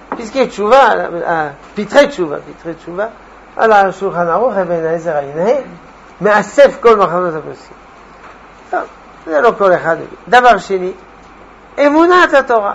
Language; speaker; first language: Hebrew; non-native, fluent; French